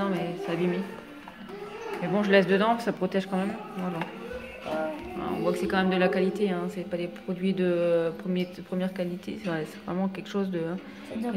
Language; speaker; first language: French; native; French